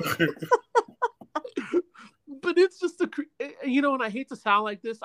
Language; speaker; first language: English; early bilingual, other home language; Spanish